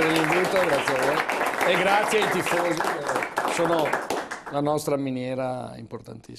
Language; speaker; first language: Italian; native; Italian